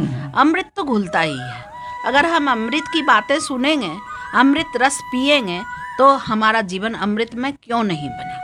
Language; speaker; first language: Hindi; native; Hindi